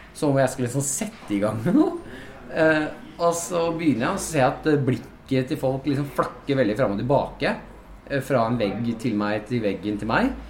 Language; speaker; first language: Norwegian; native; Norwegian